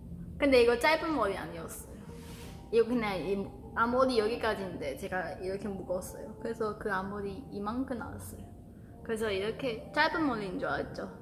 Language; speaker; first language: Korean; non-native, learner; Chinese